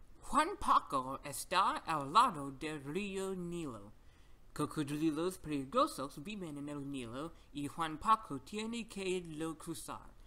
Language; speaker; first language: Spanish; non-native, learner; English